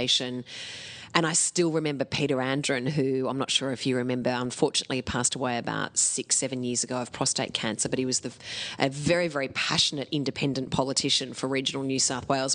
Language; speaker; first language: English; native; English